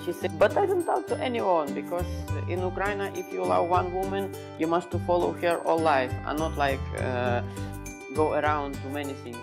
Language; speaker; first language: English; non-native, learner; Ukrainian